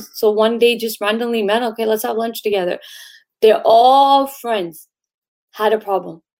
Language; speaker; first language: English; native; English